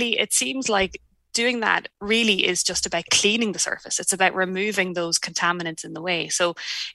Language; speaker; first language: English; native; English